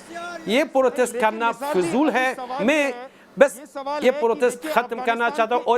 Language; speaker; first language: Hindi; non-native, fluent; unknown